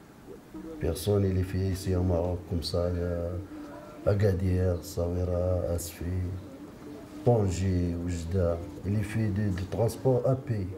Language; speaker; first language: French; non-native, local second language; Arabic